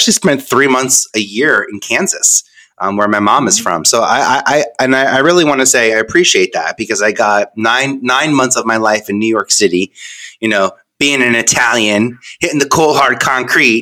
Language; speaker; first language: English; native; English